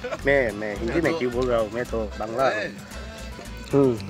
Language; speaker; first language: Hindi; non-native, learner; Bangla